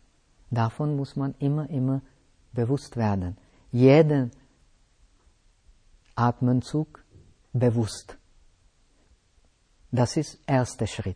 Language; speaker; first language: German; non-native, fluent; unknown